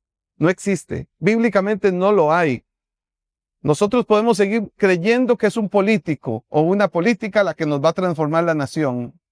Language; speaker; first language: Spanish; native; Spanish